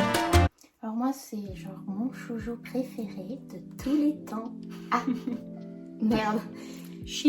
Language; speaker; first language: French; native; French